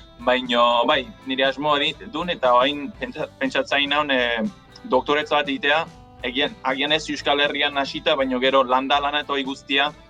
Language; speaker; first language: Basque; non-native, fluent; English